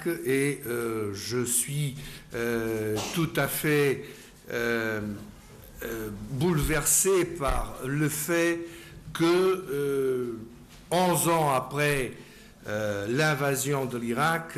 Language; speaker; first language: French; non-native, fluent; Portuguese